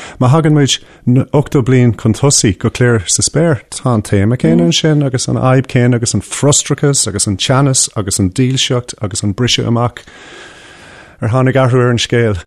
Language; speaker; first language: Irish; non-native, local second language; English